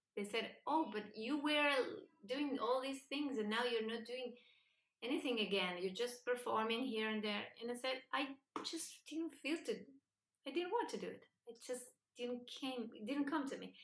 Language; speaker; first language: English; non-native, fluent; Spanish